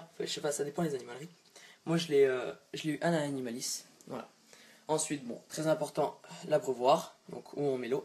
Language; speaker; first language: French; native; French